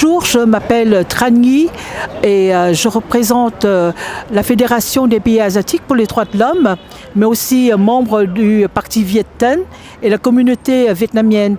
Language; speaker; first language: French; non-native, fluent; Vietnamese